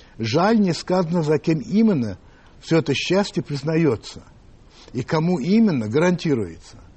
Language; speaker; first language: Russian; early bilingual, other home language; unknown